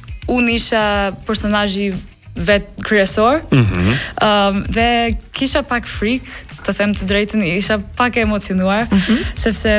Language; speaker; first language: Albanian; non-native, learner; English